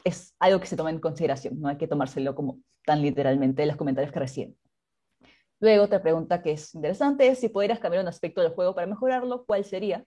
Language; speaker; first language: Spanish; native; Spanish